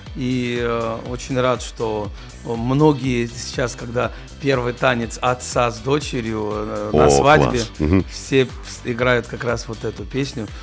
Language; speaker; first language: Russian; non-native, fluent; Georgian